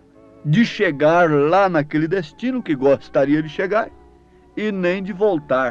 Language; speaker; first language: Portuguese; native; Portuguese